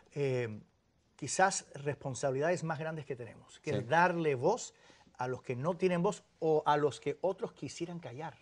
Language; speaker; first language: Spanish; early bilingual, heritage; Spanish